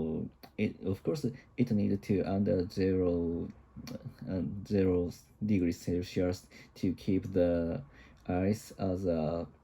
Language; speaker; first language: English; non-native, learner; Japanese